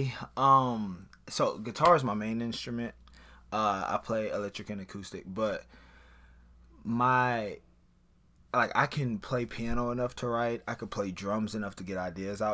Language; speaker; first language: English; native; English